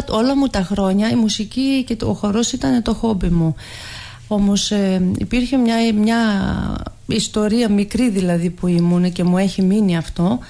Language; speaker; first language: Greek; early bilingual, heritage; Greek